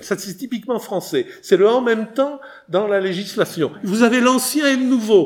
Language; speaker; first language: French; native; French